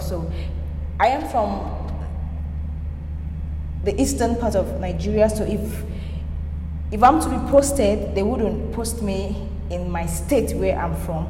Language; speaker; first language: English; non-native, local second language; Igbo